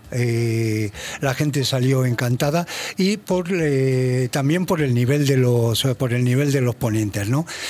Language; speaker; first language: Spanish; native; Spanish